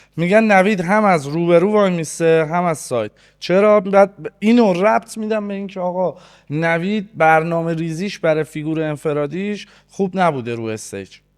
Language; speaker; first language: Persian; native; Persian